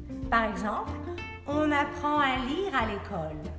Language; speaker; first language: French; native; French